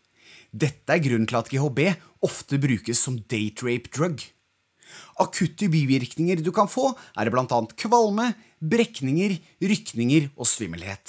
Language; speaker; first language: Norwegian; native; Norwegian